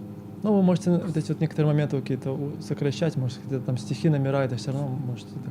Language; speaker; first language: Russian; native; Russian